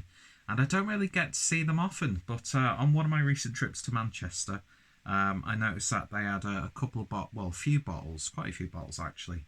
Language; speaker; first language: English; native; English